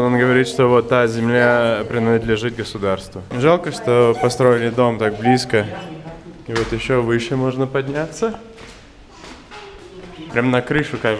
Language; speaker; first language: Russian; non-native, fluent; English